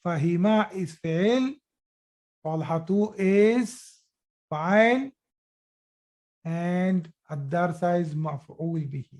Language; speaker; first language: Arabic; non-native, fluent; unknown